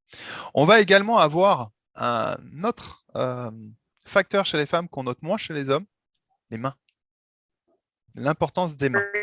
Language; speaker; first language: French; native; French